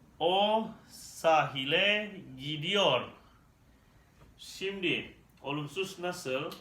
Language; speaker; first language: Turkish; non-native, learner; Indonesian